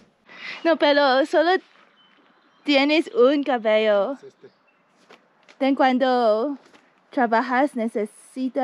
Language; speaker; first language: Spanish; non-native, learner; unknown